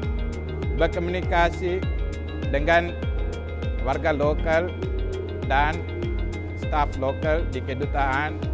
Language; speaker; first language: Indonesian; non-native, learner; Sinhala